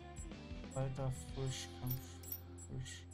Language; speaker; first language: German; native; German